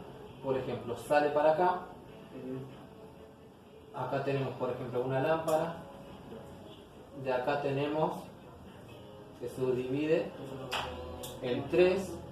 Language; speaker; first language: Spanish; native; Spanish